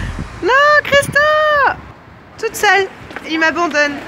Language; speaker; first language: French; native; French